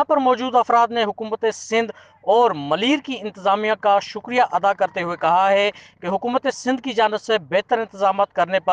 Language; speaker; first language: Urdu; native; Urdu